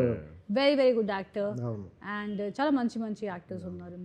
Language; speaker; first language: Telugu; non-native, fluent; Hindi